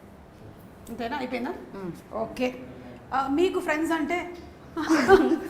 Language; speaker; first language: Telugu; native; Telugu